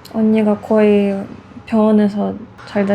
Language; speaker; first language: Korean; non-native, fluent; Russian